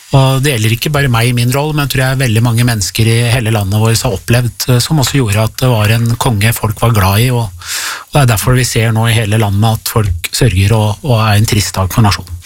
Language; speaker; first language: Norwegian; early bilingual, other home language; Persian